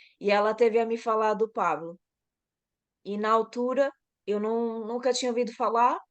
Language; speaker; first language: Portuguese; native; Portuguese